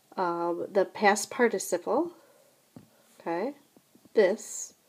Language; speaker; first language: English; native; English